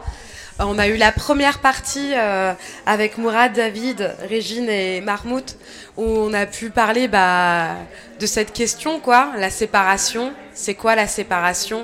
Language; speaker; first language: French; native; French